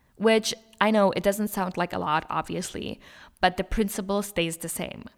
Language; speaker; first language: English; non-native, fluent; German